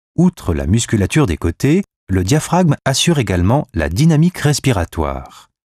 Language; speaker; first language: French; native; French